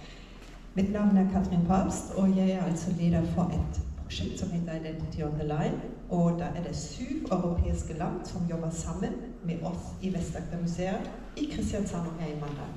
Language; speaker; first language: Norwegian; non-native, fluent; German